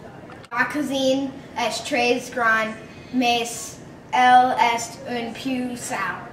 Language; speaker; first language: French; non-native, learner; English